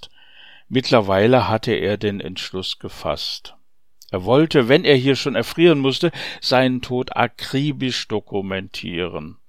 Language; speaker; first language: German; native; German